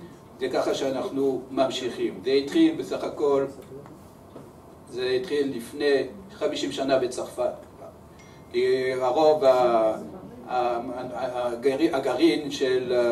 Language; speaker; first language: Hebrew; early bilingual, other home language; French